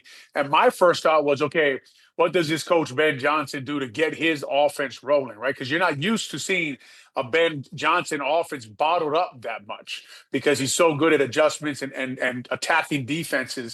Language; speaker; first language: English; native; English